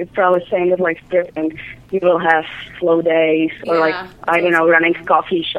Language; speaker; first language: English; non-native, fluent; Czech